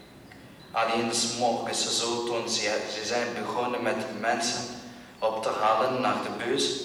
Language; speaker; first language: Dutch; non-native, learner; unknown